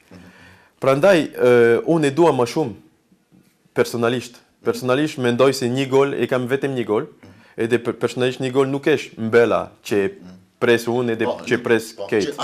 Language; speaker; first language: Albanian; non-native, learner; French